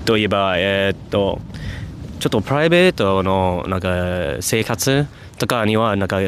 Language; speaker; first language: Japanese; non-native, fluent; English